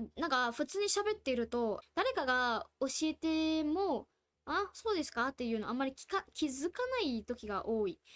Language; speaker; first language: Japanese; non-native, fluent; Burmese